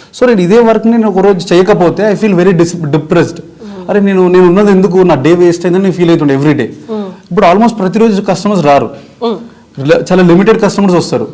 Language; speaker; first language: Telugu; native; Telugu